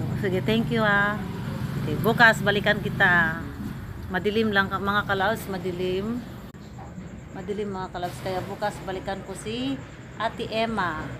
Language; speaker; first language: Filipino; non-native, local second language; Cebuano